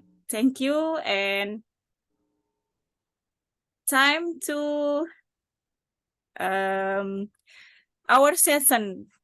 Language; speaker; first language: English; non-native, learner; Indonesian